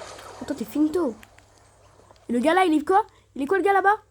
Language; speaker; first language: French; native; French